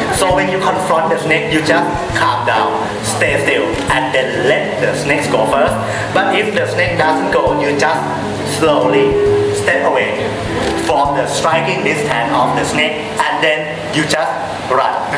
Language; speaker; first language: English; non-native, fluent; Thai